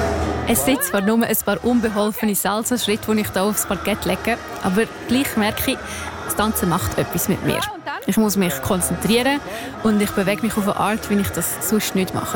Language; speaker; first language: German; native; German